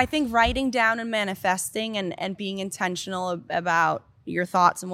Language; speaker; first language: English; non-native, fluent; Danish